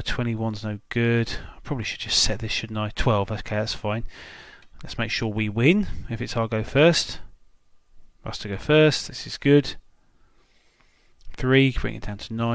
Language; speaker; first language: English; native; English